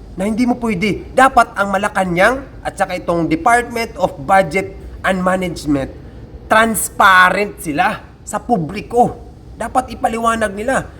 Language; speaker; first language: Filipino; native; Filipino